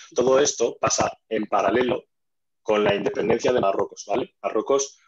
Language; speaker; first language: Spanish; non-native, fluent; Arabic